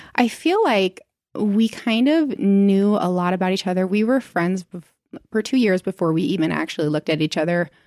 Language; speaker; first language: English; native; English